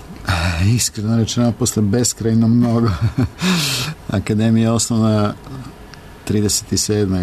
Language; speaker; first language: Serbian; native; Serbian